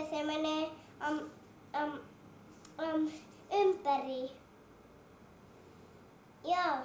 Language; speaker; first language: Finnish; early bilingual, heritage; English